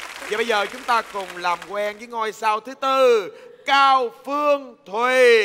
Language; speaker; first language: Vietnamese; native; Vietnamese